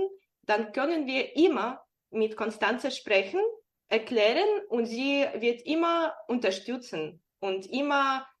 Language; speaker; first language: German; non-native, fluent; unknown